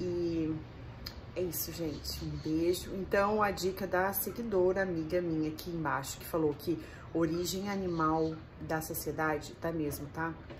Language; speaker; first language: Portuguese; native; Portuguese